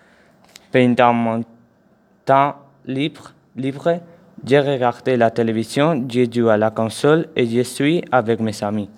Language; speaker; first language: French; non-native, learner; Spanish